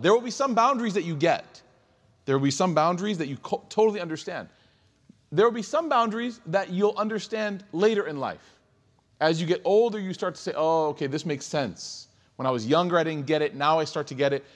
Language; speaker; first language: English; native; English